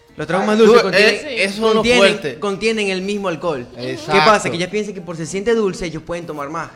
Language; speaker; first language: Spanish; native; Spanish